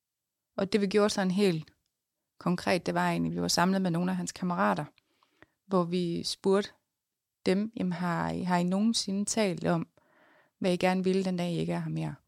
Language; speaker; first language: Danish; native; Danish